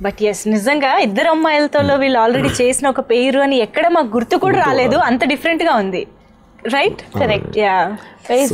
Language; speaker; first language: Telugu; native; Telugu